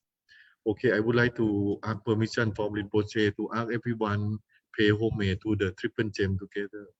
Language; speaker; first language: English; non-native, fluent; Thai